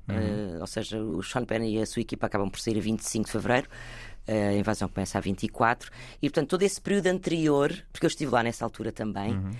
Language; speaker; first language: Portuguese; native; Portuguese